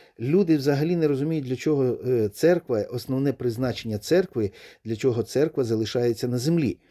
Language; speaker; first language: Ukrainian; non-native, local second language; Russian